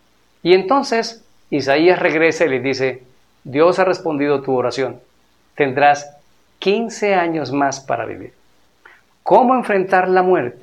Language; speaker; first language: Spanish; native; Spanish